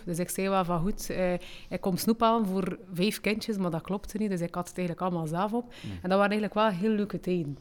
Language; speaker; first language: Dutch; early bilingual, other home language; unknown